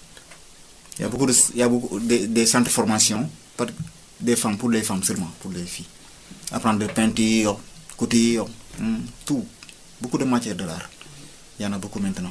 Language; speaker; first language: French; non-native, local second language; Wolof